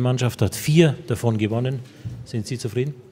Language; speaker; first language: German; native; German